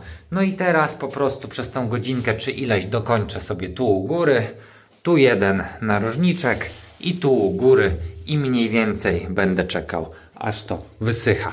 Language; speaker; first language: Polish; native; Polish